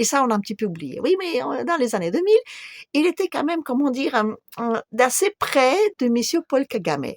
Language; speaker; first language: French; non-native, fluent; Russian